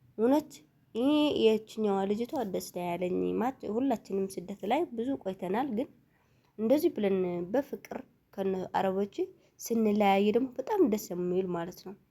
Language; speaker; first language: Amharic; non-native, local second language; Tigrinya